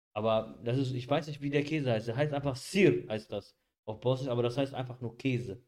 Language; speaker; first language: German; early bilingual, other home language; Bosnian